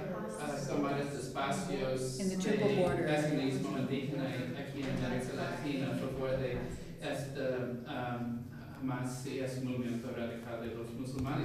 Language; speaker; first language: Spanish; non-native, fluent; English